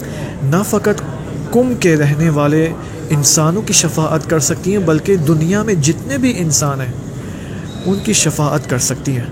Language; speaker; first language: Urdu; native; Urdu